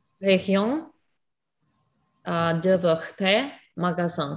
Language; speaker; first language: French; non-native, learner; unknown